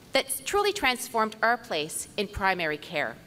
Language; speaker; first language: English; non-native, local second language; French